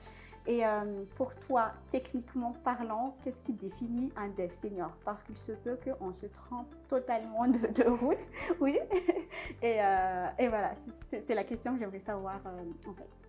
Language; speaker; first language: French; non-native, local second language; Malagasy